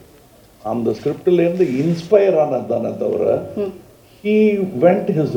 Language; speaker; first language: Tamil; native; Tamil